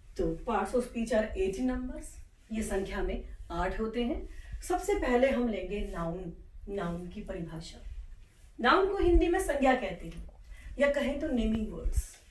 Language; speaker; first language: Hindi; native; Hindi